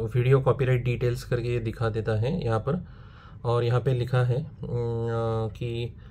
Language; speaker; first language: Hindi; non-native, local second language; Marathi